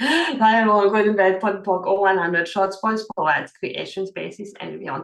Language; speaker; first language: French; early bilingual, heritage; French